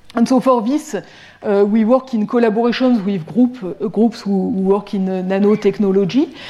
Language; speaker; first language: English; non-native, fluent; French